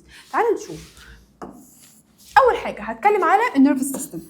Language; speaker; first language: Arabic; native; Arabic